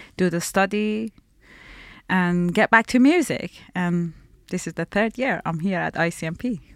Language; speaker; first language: English; non-native, fluent; Persian